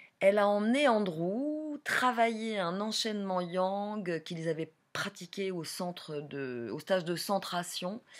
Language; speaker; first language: French; native; French